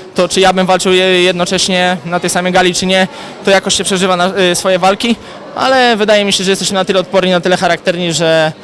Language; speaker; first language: Polish; native; Polish